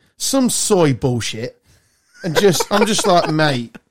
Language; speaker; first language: English; native; English